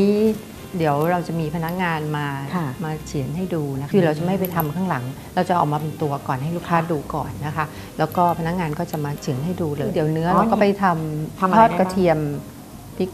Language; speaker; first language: Thai; native; Thai